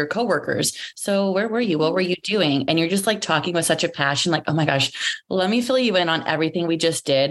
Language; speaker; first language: English; early bilingual, other home language; Greek